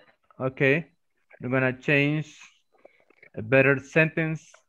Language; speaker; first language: English; non-native, fluent; Spanish